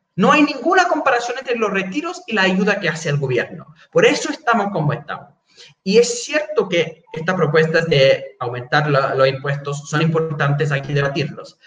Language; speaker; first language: Spanish; non-native, fluent; English